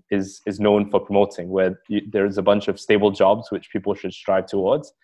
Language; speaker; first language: English; native; English